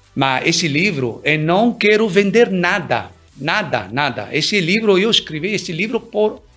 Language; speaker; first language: Portuguese; early bilingual, other home language; Italian